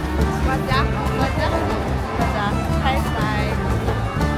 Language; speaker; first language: Korean; non-native, learner; Thai